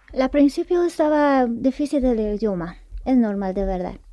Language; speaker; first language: Spanish; non-native, learner; Persian